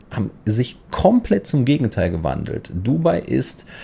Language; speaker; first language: German; non-native, fluent; Polish